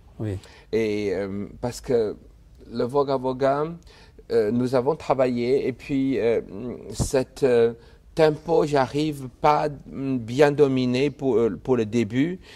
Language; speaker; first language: French; non-native, fluent; Chinese